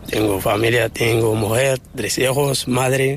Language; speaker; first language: Spanish; non-native, learner; Arabic